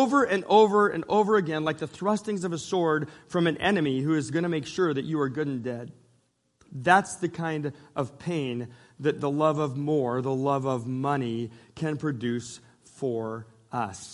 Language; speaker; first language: English; native; English